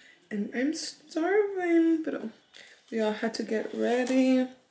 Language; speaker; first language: English; early bilingual, other home language; Spanish